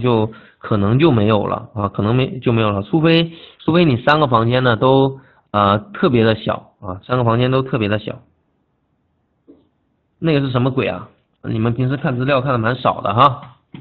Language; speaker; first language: Chinese; native; Chinese